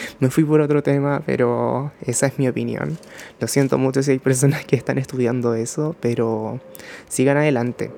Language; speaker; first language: Spanish; early bilingual, other home language; Japanese